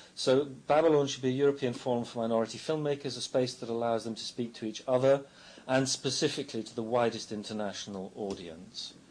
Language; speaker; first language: English; native; English